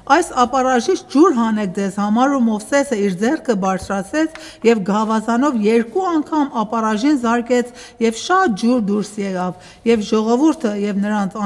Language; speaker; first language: Armenian; early bilingual, heritage; Armenian